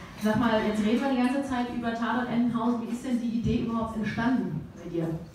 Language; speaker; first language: German; native; German